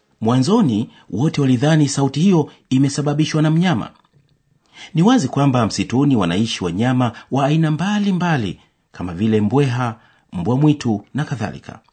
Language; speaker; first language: Swahili; native; Swahili